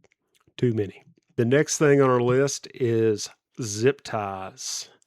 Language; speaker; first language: English; native; English